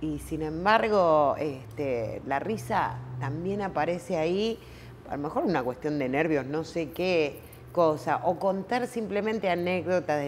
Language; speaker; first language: Spanish; native; Spanish